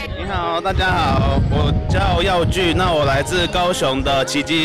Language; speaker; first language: Chinese; native; Chinese